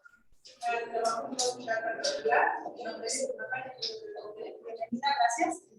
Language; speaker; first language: Spanish; native; Spanish